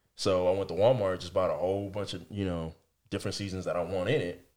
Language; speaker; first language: English; early bilingual, other home language; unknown